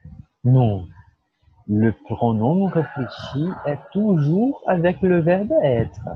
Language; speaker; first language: French; non-native, learner; Portuguese